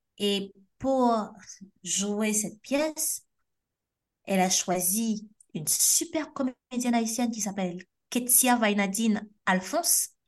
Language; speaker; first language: French; non-native, local second language; Haitian Creole